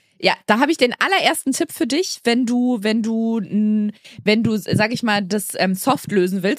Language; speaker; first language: German; native; German